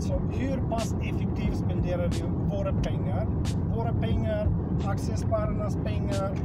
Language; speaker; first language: Swedish; non-native, fluent; Russian